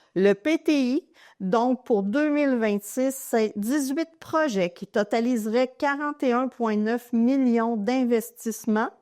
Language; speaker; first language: French; native; French